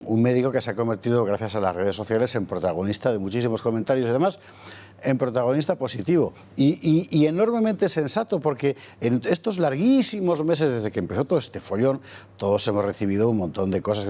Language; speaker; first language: Spanish; native; Spanish